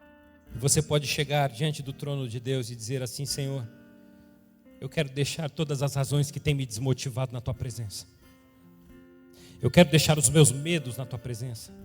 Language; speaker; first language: Portuguese; native; Portuguese